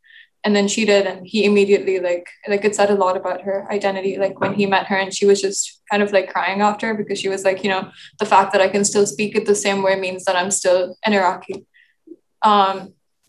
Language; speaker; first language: English; non-native, local second language; Urdu